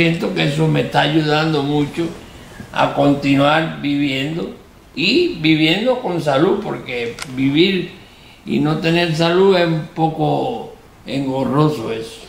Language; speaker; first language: Spanish; native; Spanish